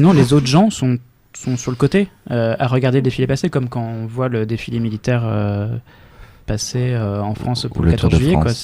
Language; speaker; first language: French; native; French